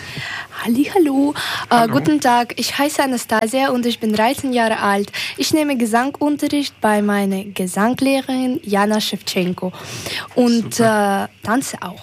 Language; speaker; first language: German; early bilingual, other home language; Ukrainian